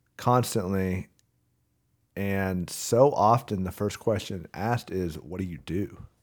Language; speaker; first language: English; native; English